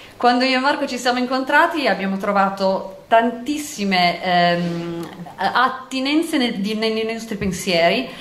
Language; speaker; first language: Italian; native; Italian